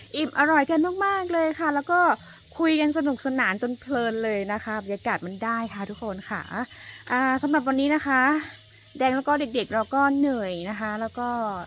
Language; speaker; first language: Thai; non-native, local second language; Karen languages